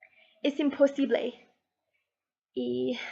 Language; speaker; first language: Spanish; non-native, learner; English